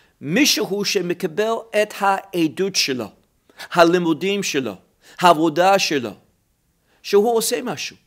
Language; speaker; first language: Hebrew; non-native, fluent; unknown